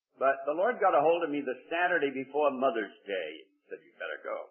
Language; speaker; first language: English; native; English